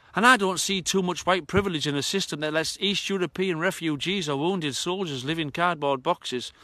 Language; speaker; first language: English; native; English